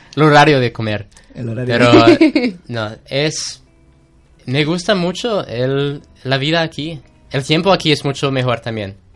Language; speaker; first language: Spanish; non-native, fluent; English